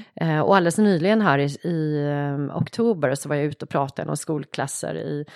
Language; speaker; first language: Swedish; native; Swedish